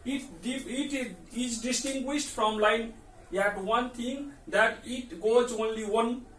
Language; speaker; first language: English; non-native, local second language; Nepali